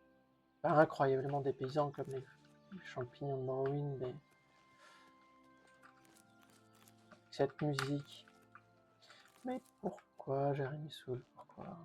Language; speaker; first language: French; native; French